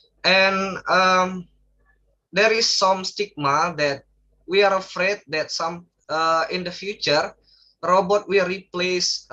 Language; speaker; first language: English; non-native, learner; Indonesian